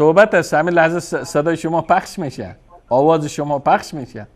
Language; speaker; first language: Persian; native; Persian